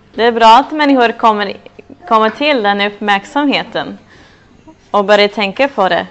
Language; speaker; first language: Swedish; non-native, fluent; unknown